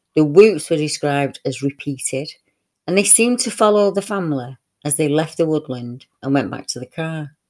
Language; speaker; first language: English; native; English